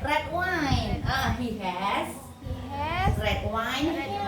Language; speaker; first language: English; non-native, fluent; Indonesian